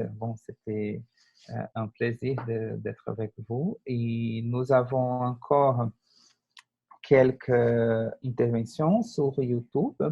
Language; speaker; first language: French; non-native, fluent; Portuguese